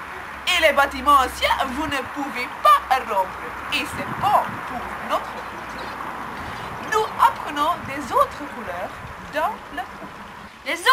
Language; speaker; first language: French; non-native, learner; Dutch